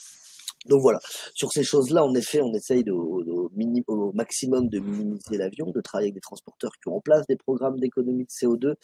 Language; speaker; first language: French; native; French